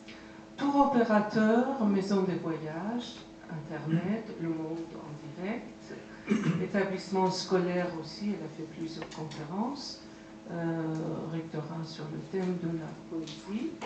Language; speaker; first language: French; non-native, fluent; Persian